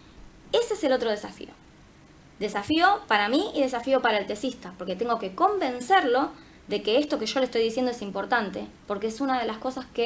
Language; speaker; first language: Spanish; native; Spanish